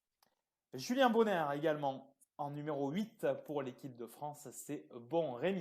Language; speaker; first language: French; native; French